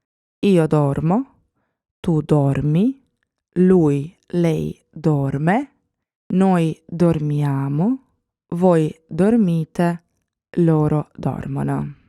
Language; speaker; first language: Italian; non-native, fluent; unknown